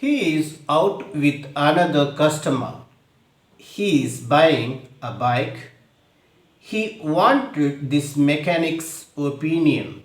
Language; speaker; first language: English; non-native, local second language; Telugu